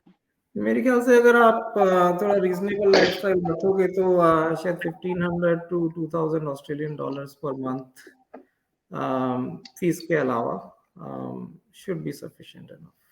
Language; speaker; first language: Hindi; native; Hindi